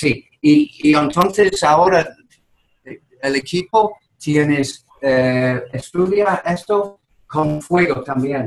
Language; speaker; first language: Spanish; non-native, learner; English